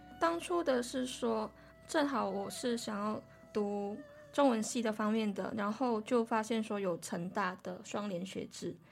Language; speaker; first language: Chinese; native; Chinese